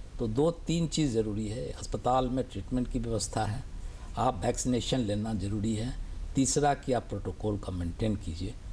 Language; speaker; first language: Hindi; native; Hindi